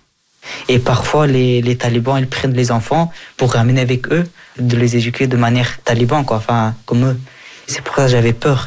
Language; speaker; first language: French; early bilingual, other home language; Persian